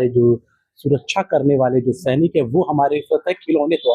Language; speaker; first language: Hindi; native; Hindi